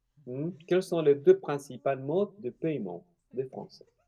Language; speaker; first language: French; non-native, fluent; Spanish